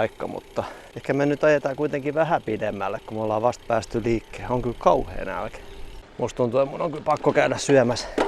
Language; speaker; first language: Finnish; native; Finnish